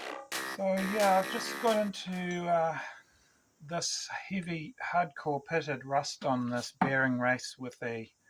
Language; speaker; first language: English; native; English